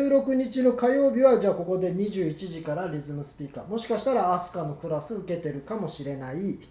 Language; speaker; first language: Japanese; native; Japanese